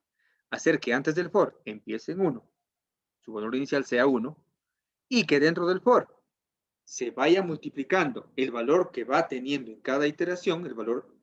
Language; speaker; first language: Spanish; native; Spanish